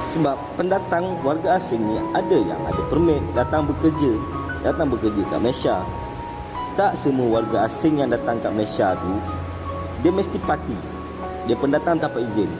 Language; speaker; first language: Malay; native; Malay